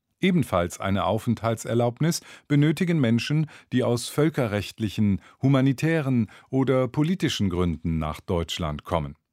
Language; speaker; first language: German; native; German